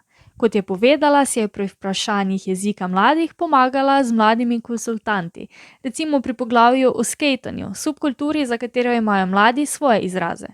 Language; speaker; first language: Slovenian; native; Slovenian